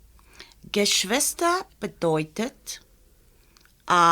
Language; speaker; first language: German; non-native, fluent; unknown